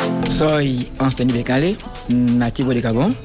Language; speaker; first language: Spanish; non-native, fluent; Fang